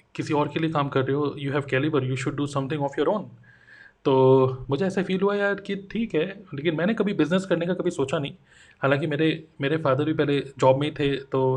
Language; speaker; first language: Hindi; native; Hindi